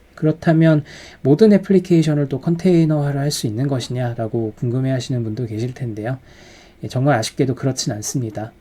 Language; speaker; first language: Korean; native; Korean